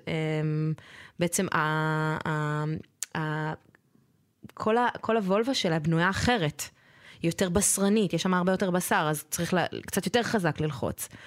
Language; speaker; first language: Hebrew; native; Hebrew